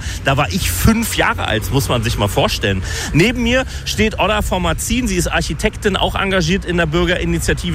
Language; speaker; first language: German; native; German